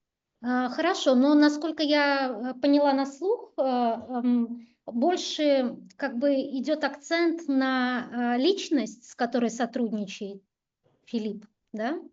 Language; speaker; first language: Russian; native; Russian